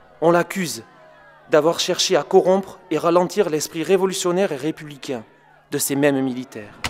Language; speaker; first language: French; native; French